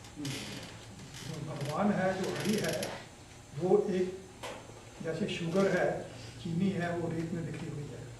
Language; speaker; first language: Hindi; non-native, local second language; Punjabi